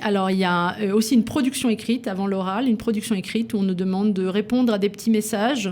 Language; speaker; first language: French; native; French